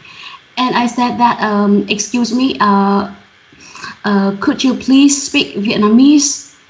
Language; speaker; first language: English; non-native, learner; Vietnamese